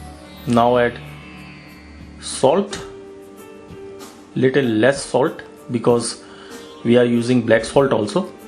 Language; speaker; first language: English; non-native, local second language; Hindi